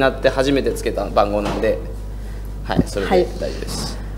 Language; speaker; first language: Japanese; native; Japanese